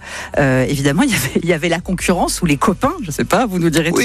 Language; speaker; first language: French; native; French